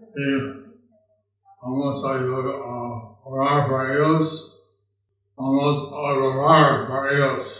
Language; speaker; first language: Spanish; non-native, learner; English